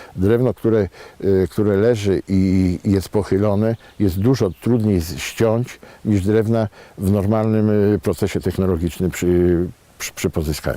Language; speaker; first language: Polish; native; Polish